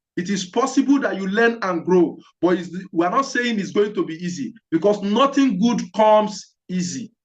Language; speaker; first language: English; non-native, local second language; Yoruba